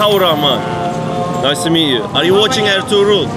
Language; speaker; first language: English; non-native, fluent; Turkish